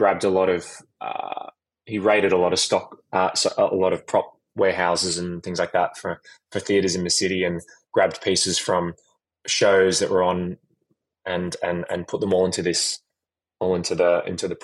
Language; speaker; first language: English; native; English